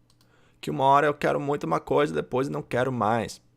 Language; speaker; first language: Portuguese; non-native, learner; English